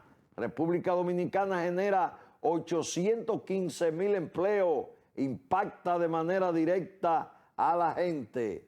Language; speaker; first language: Spanish; native; Spanish